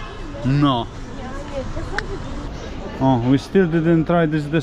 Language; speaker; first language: English; non-native, learner; Polish